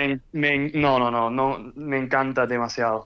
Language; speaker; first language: Spanish; early bilingual, heritage; English